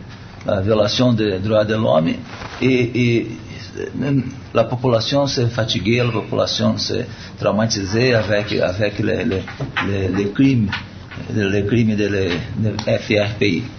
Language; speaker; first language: French; non-native, learner; Portuguese